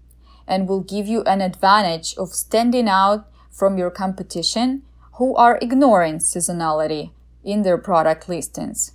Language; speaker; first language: English; non-native, fluent; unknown